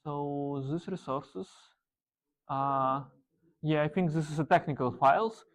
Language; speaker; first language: English; non-native, learner; Russian